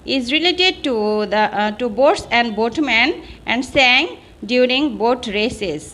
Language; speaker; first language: English; non-native, local second language; Bangla